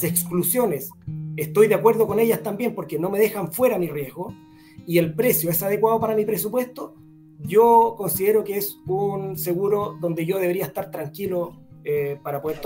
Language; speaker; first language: Spanish; native; Spanish